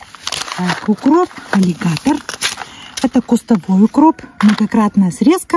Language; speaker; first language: Russian; native; Russian